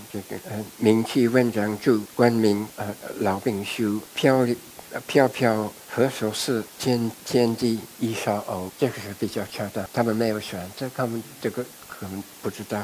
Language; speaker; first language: Chinese; non-native, fluent; English